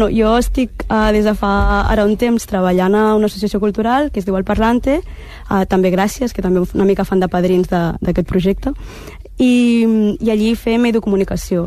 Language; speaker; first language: Catalan; early bilingual, other home language; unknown